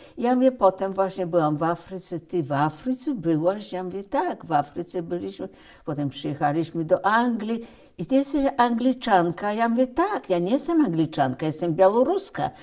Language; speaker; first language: Polish; early bilingual, heritage; Polish